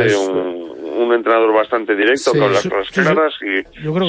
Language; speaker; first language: Spanish; native; Spanish